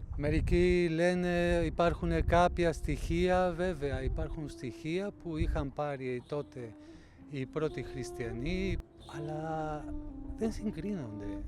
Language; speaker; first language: Greek; non-native, fluent; Spanish